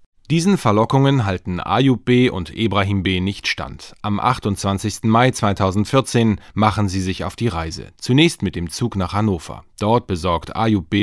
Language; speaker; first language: German; native; German